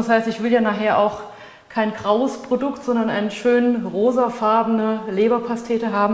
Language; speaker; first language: German; native; German